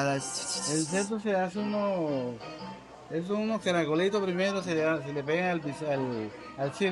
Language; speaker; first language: Spanish; native; Spanish